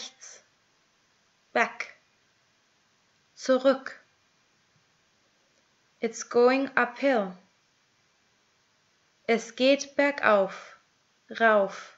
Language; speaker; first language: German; native; German